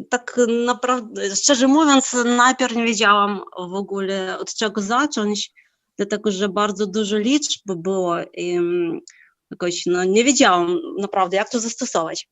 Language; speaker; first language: Polish; non-native, fluent; Ukrainian